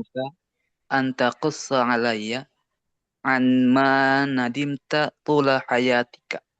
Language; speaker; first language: Arabic; non-native, learner; Indonesian